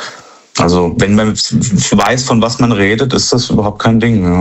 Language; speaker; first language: German; native; German